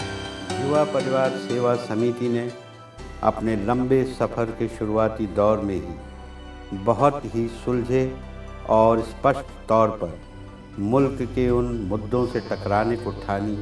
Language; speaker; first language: Hindi; native; Hindi